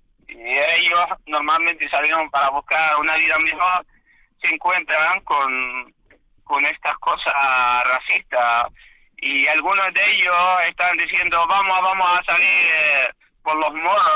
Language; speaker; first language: Spanish; non-native, fluent; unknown